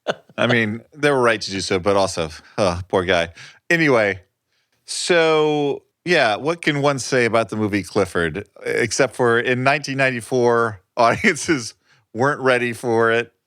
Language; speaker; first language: English; native; English